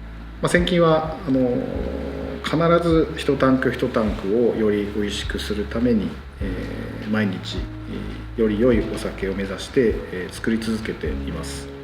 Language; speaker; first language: Japanese; native; Japanese